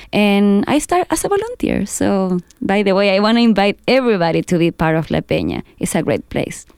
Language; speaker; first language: English; non-native, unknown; Spanish